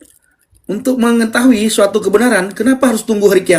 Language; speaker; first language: Indonesian; native; Indonesian